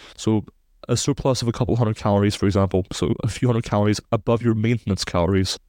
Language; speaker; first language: English; non-native, fluent; German